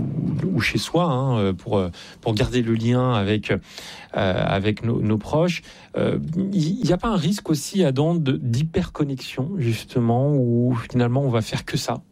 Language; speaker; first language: French; native; French